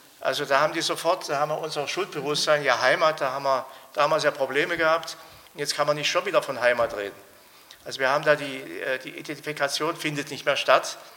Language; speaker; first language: German; native; German